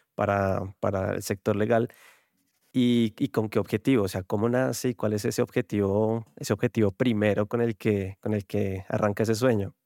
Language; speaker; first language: Spanish; native; Spanish